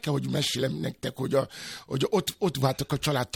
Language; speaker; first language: Hungarian; non-native, fluent; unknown